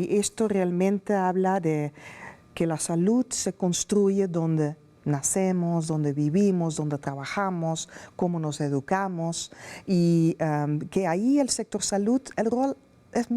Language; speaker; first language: Spanish; non-native, fluent; Dutch